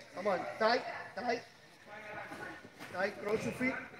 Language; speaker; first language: English; non-native, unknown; Spanish